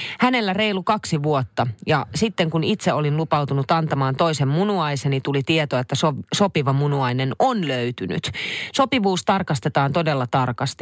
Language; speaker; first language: Finnish; native; Finnish